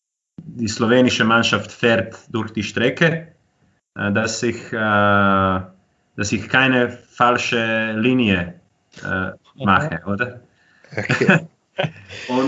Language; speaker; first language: German; non-native, fluent; Croatian